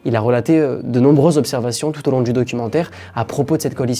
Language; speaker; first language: French; native; French